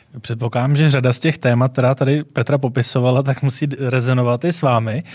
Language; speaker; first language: Czech; native; Czech